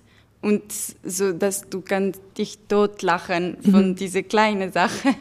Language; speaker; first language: German; non-native, fluent; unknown